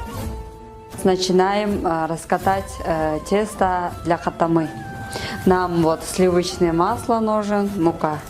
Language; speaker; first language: Russian; non-native, local second language; Kyrgyz